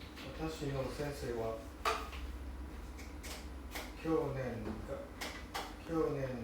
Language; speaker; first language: Japanese; non-native, learner; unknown